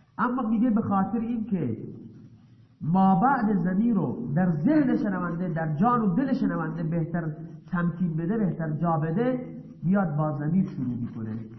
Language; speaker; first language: Persian; non-native, local second language; Baluchi